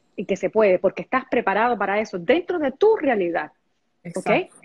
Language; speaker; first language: Spanish; native; Spanish